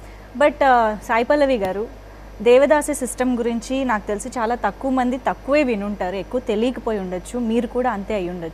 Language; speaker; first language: Telugu; native; Telugu